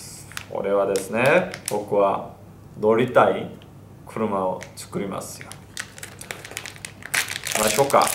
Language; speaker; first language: Japanese; non-native, fluent; Korean